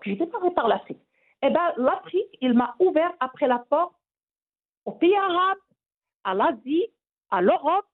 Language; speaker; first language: French; non-native, local second language; Arabic